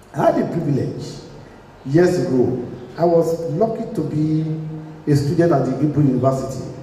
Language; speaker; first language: English; non-native, local second language; Yoruba